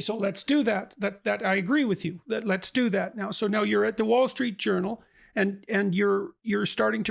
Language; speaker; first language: English; native; English